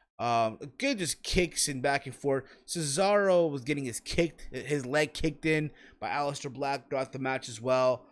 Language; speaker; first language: English; native; English